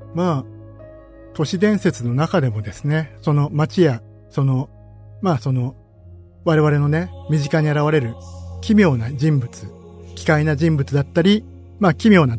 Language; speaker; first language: Japanese; native; Japanese